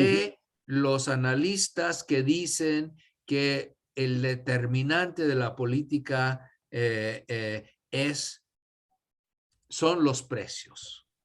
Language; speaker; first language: Spanish; non-native, fluent; English